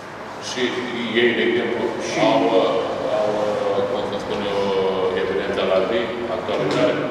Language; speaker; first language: Romanian; native; Romanian